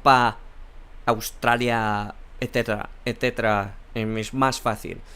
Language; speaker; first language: Spanish; non-native, fluent; English